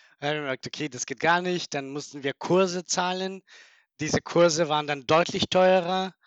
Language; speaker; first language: German; non-native, fluent; Spanish